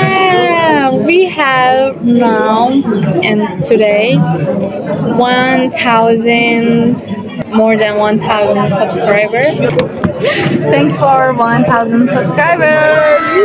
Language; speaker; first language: English; non-native, learner; Turkish